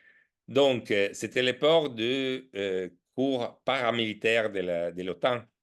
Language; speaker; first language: French; non-native, fluent; Italian